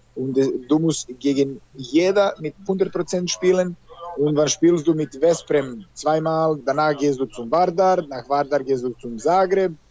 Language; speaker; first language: German; non-native, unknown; Serbian